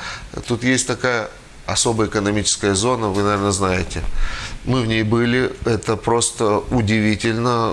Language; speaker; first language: Russian; native; Russian